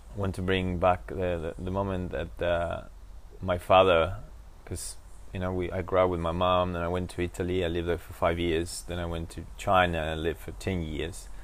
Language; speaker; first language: English; non-native, fluent; Spanish